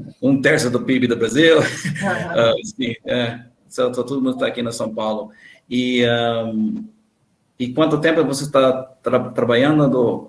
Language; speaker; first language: Portuguese; non-native, learner; English